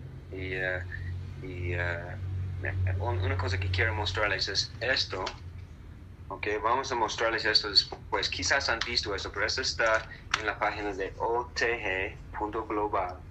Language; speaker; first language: Spanish; non-native, fluent; English